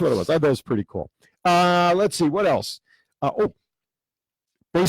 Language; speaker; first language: English; native; English